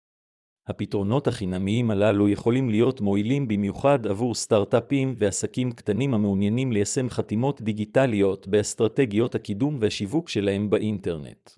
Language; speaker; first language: Hebrew; native; Hebrew